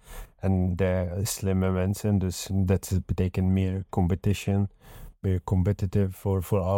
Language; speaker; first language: Dutch; non-native, learner; Arabic